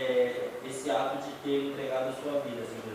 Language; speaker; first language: Portuguese; native; Portuguese